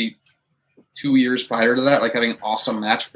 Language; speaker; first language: English; native; English